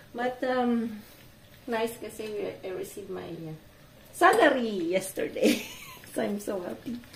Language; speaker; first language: English; non-native, local second language; Filipino